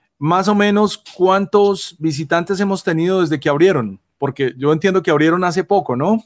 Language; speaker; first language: Spanish; native; Spanish